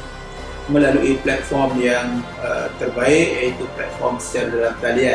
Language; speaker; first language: Malay; native; Malay